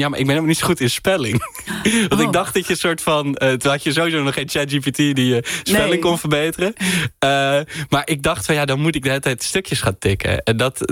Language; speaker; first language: Dutch; native; Dutch